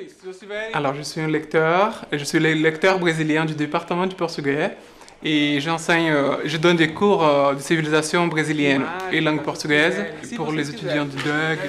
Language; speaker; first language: French; non-native, learner; Portuguese